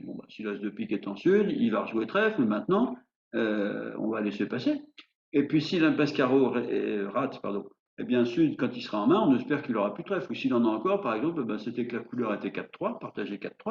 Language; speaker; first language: French; native; French